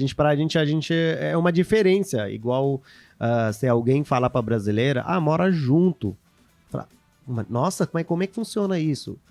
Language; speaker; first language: Portuguese; non-native, fluent; Hindi